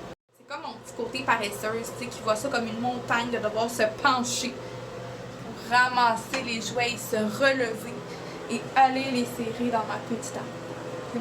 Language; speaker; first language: French; native; French